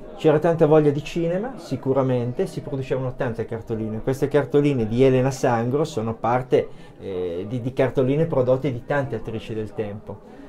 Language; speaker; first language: Italian; native; Italian